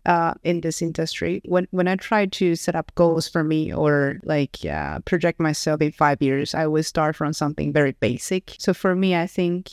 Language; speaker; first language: English; non-native, fluent; Chinese